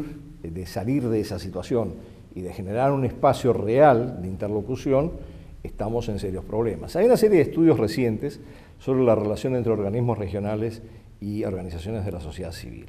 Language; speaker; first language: Spanish; native; Spanish